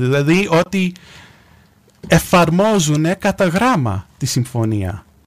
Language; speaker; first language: Greek; early bilingual, heritage; Greek